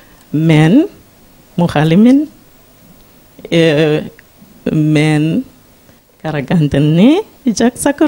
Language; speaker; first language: Kazakh; non-native, learner; Shona